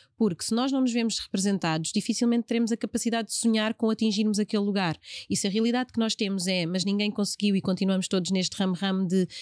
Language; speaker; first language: Portuguese; native; Portuguese